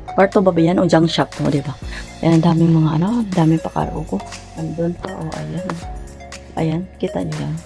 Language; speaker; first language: Filipino; non-native, local second language; Cebuano